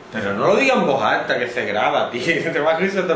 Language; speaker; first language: Spanish; native; Spanish